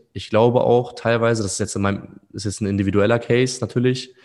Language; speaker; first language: German; native; German